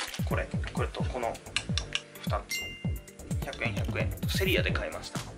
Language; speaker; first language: Japanese; native; Japanese